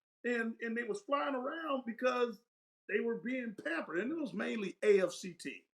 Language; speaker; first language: English; native; English